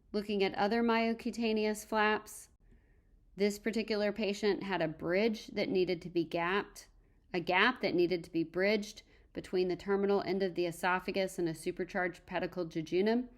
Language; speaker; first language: English; native; English